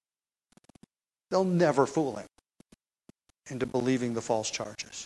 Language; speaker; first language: English; native; English